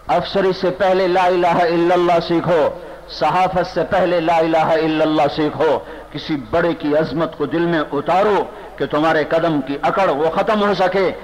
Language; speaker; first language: Urdu; non-native, local second language; Punjabi